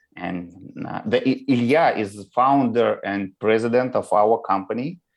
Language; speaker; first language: English; non-native, learner; Russian